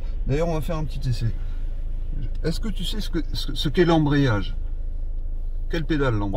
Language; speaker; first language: French; native; French